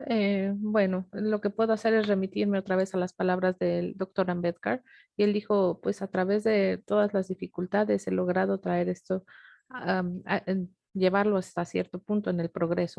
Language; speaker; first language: Spanish; native; Spanish